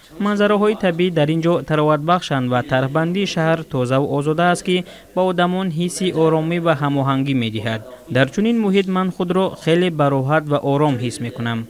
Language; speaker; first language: Tajik; non-native, learner; Chinese